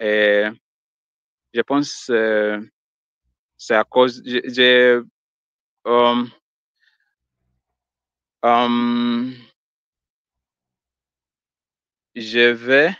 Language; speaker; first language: French; non-native, learner; Swahili